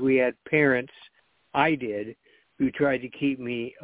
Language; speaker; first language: English; native; English